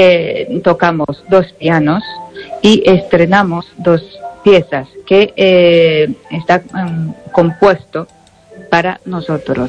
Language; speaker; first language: Spanish; non-native, learner; Japanese